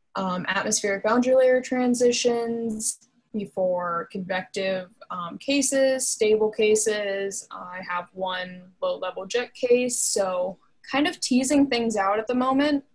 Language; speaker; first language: English; native; English